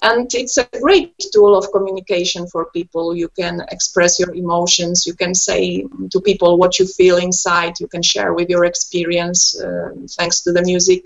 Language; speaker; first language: English; non-native, fluent; Polish